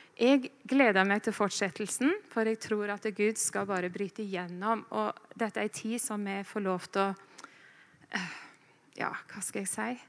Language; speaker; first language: Norwegian; native; Norwegian